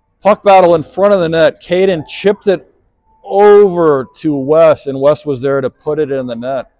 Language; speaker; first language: English; native; English